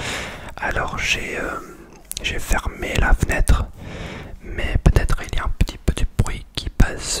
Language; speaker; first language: French; non-native, learner; English